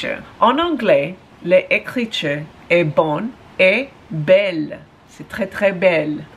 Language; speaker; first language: French; non-native, learner; English